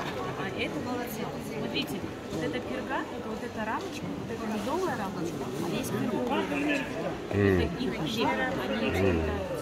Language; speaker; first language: Russian; native; Russian